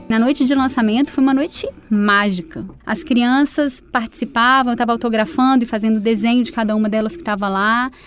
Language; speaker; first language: Portuguese; native; Portuguese